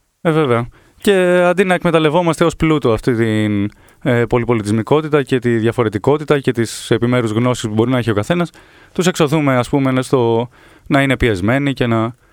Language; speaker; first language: Greek; native; Greek